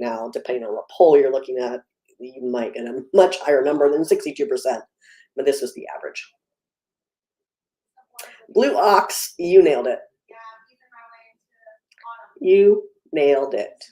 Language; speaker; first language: English; native; English